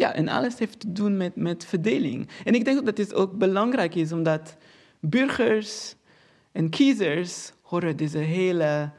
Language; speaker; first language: Dutch; non-native, fluent; Portuguese